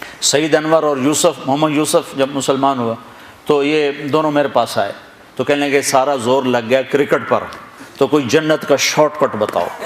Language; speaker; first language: Urdu; non-native, local second language; Punjabi